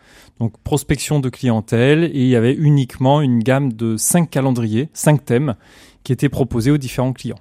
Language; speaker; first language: French; native; French